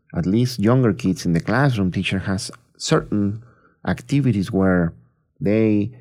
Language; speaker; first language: English; non-native, fluent; Spanish